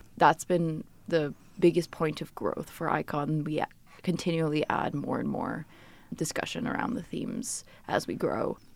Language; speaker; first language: English; early bilingual, other home language; Portuguese